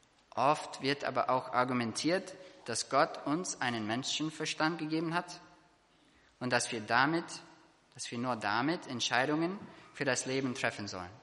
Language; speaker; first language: German; non-native, fluent; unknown